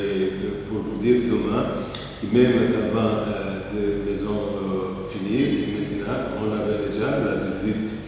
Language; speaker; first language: French; non-native, fluent; Portuguese